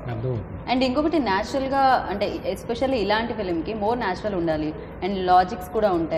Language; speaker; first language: Telugu; native; Telugu